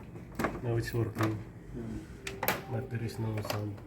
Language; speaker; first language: English; non-native, learner; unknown